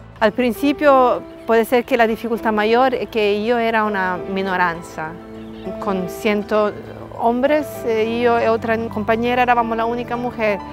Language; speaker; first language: Spanish; non-native, fluent; Italian